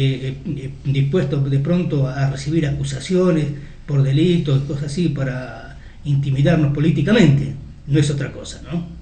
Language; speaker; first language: Spanish; native; Spanish